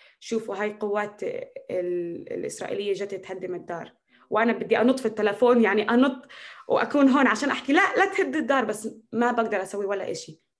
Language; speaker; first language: Arabic; native; Arabic